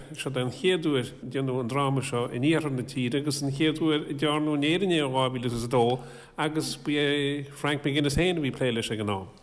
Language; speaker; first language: Irish; native; Irish